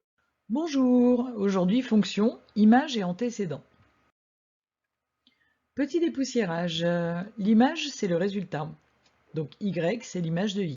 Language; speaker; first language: French; native; French